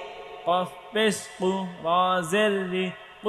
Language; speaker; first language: Arabic; non-native, learner; Bangla